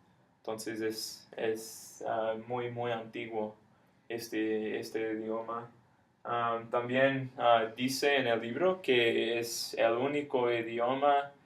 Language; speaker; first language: Spanish; non-native, fluent; English